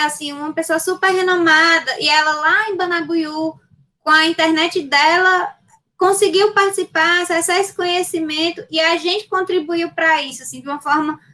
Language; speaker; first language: Portuguese; native; Portuguese